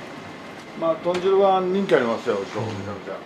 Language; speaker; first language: Japanese; native; Japanese